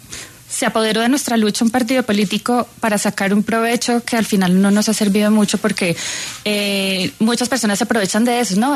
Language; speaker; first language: Spanish; native; Spanish